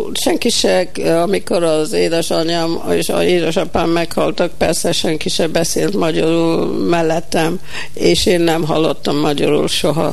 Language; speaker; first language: Hungarian; early bilingual, heritage; Hungarian